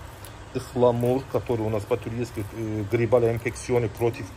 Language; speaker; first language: Russian; non-native, learner; Turkish